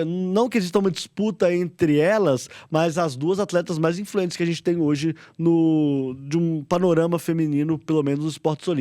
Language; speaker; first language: Portuguese; native; Portuguese